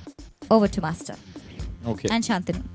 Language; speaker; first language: Malayalam; native; Malayalam